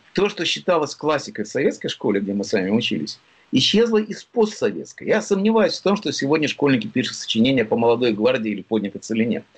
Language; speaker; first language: Russian; native; Russian